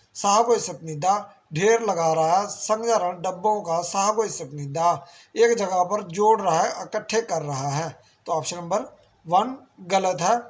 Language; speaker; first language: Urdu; non-native, local second language; Punjabi